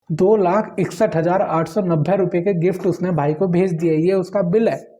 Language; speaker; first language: Hindi; native; Hindi